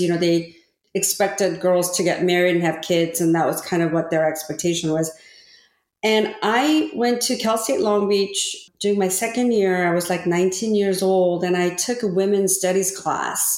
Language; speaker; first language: English; early bilingual, other home language; Korean